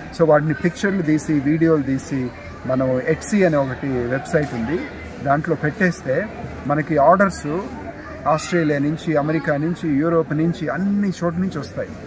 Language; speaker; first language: Telugu; native; Telugu